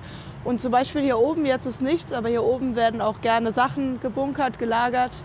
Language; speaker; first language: German; native; German